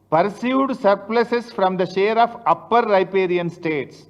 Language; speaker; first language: English; non-native, local second language; Telugu